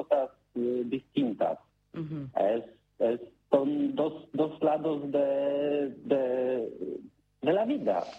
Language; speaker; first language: Spanish; non-native, learner; Polish